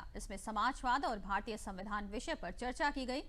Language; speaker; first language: Hindi; native; Hindi